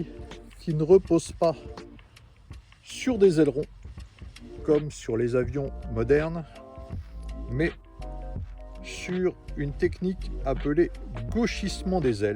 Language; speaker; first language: French; native; French